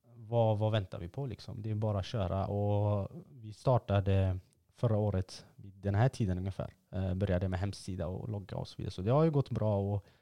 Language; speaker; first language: Swedish; early bilingual, other home language; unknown